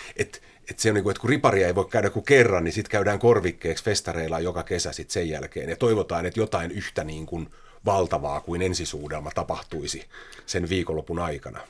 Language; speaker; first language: Finnish; native; Finnish